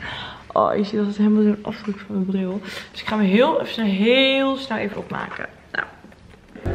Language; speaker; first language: Dutch; native; Dutch